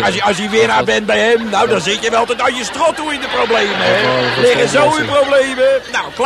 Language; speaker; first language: Dutch; native; Dutch